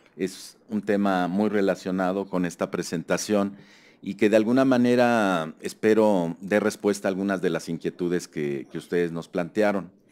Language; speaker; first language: Spanish; native; Spanish